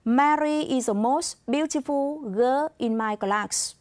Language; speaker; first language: English; non-native, fluent; Vietnamese